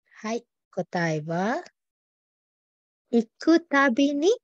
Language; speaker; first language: Japanese; non-native, fluent; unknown